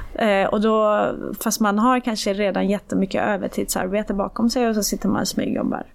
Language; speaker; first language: Swedish; early bilingual, other home language; Persian